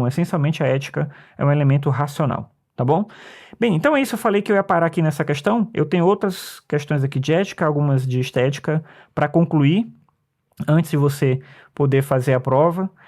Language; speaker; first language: Portuguese; native; Portuguese